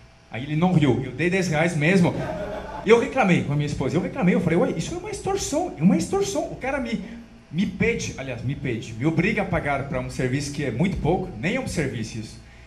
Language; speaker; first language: Portuguese; non-native, fluent; French